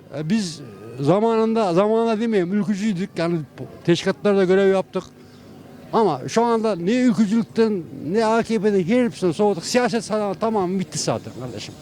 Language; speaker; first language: Turkish; native; Turkish